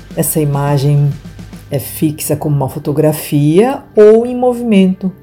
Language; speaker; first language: Portuguese; non-native, local second language; Japanese